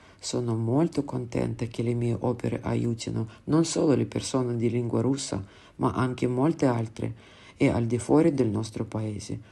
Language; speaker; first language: Italian; non-native, fluent; Russian